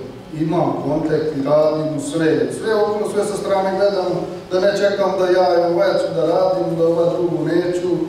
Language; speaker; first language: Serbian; non-native, learner; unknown